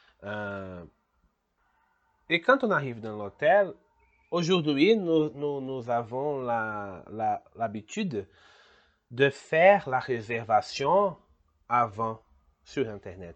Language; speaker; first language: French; non-native, fluent; Portuguese